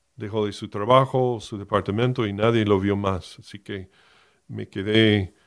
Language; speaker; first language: Spanish; non-native, fluent; English